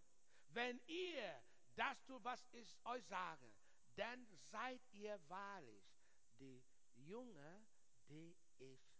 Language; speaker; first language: German; non-native, learner; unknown